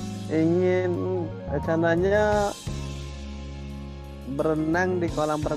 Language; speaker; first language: Indonesian; non-native, learner; Thai